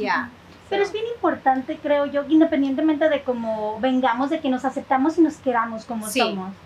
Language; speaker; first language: Spanish; native; Spanish